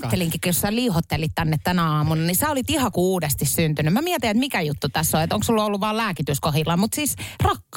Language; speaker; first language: Finnish; native; Finnish